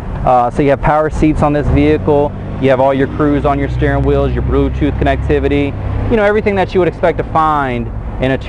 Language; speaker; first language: English; native; English